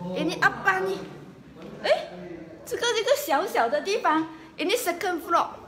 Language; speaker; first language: Malay; non-native, local second language; Chinese